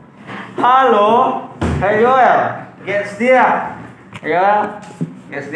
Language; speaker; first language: German; non-native, learner; Indonesian